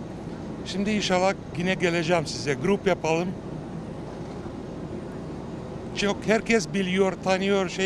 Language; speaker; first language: Turkish; non-native, learner; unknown